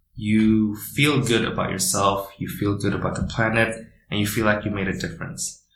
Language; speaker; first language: English; non-native, fluent; Indonesian